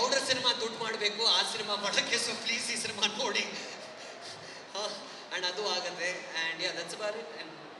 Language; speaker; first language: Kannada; non-native, local second language; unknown